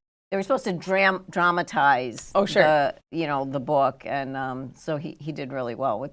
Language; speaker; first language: English; native; English